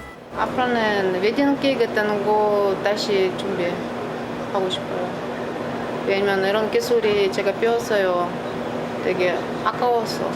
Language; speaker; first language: Korean; non-native, learner; Russian